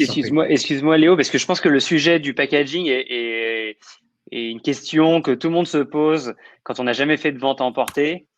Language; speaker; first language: French; native; French